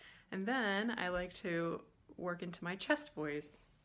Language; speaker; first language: English; native; English